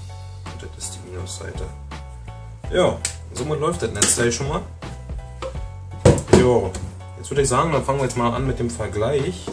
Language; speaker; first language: German; native; German